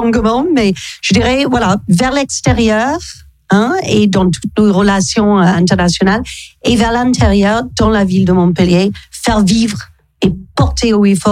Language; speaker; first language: French; non-native, fluent; English